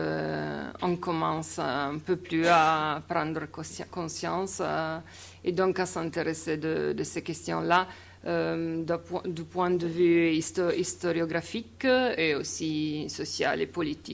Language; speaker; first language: French; non-native, fluent; Italian